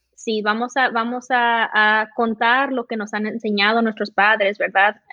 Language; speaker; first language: Spanish; early bilingual, heritage; Spanish